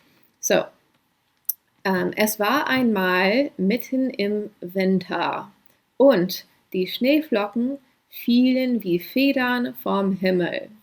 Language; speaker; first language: German; non-native, fluent; English